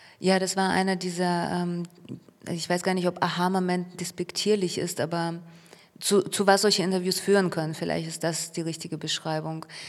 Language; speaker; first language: German; early bilingual, other home language; Russian